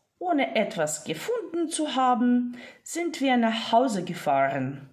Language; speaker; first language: German; non-native, fluent; Ukrainian